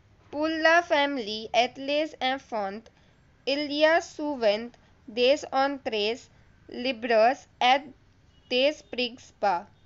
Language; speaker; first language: French; non-native, fluent; Hindi